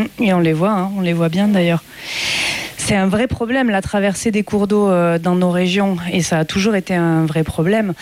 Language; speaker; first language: French; native; French